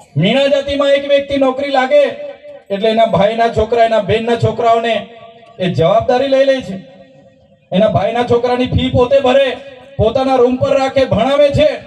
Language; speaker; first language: Gujarati; non-native, local second language; Vasavi